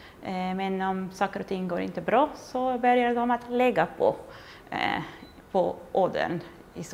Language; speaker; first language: Swedish; non-native, fluent; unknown